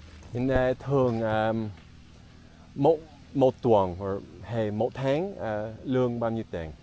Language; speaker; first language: Vietnamese; non-native, learner; English